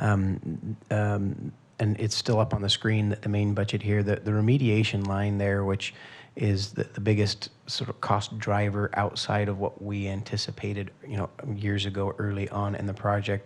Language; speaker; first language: English; native; English